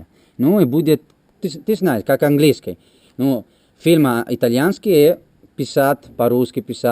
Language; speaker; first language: Russian; non-native, learner; Italian